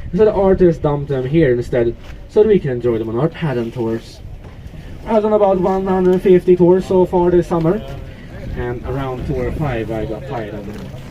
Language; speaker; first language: English; non-native, fluent; Swedish